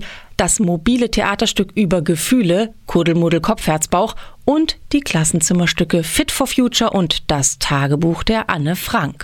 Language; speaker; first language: German; native; German